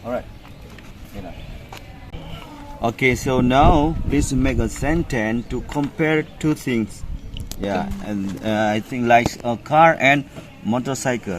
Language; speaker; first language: English; non-native, learner; Indonesian